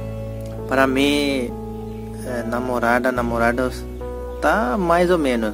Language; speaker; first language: Portuguese; non-native, learner; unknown